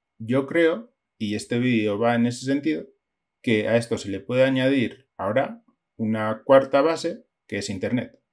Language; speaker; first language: Spanish; native; Spanish